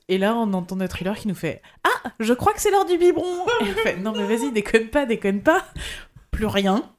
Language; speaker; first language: French; native; French